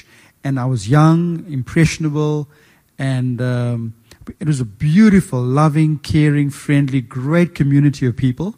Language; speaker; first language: English; native; English